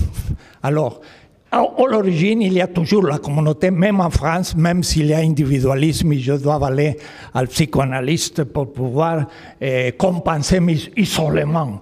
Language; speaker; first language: French; non-native, fluent; Spanish